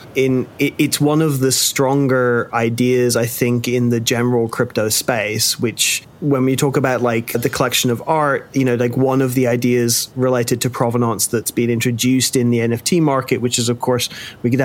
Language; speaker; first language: English; native; English